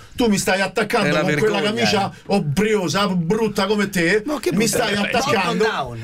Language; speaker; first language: Italian; native; Italian